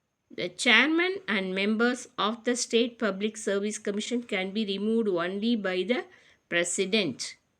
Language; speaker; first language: English; non-native, local second language; Tamil